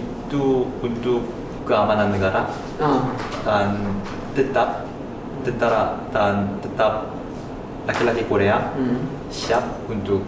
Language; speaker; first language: Indonesian; non-native, fluent; Korean